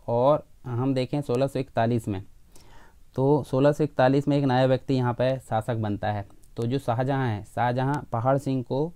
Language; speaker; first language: Hindi; native; Hindi